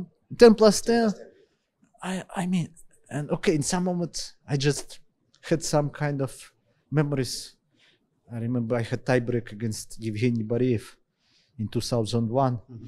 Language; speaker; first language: English; non-native, fluent; Ukrainian